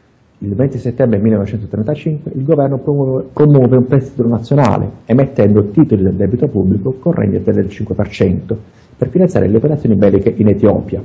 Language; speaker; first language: Italian; native; Italian